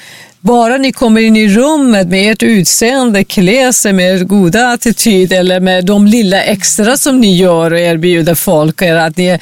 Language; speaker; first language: Swedish; non-native, fluent; Persian